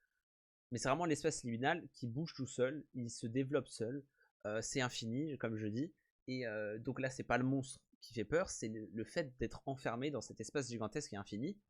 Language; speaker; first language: French; native; French